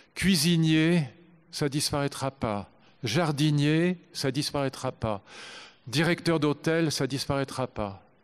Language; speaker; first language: French; native; French